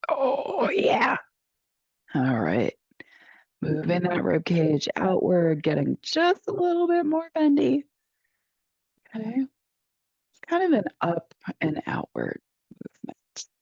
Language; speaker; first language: English; native; English